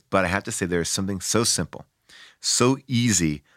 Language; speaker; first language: English; native; English